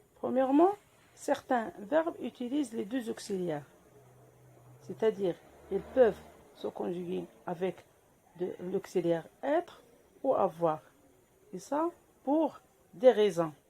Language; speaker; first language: French; non-native, local second language; Arabic